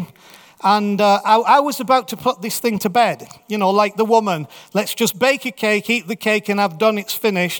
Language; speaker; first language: English; native; English